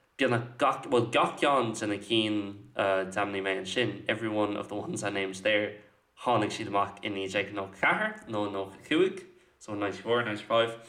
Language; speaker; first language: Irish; non-native, local second language; English